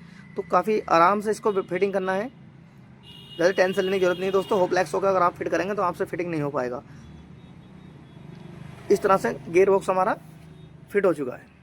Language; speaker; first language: Hindi; native; Hindi